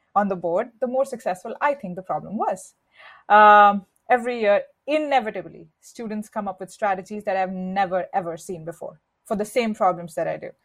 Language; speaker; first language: English; non-native, local second language; Hindi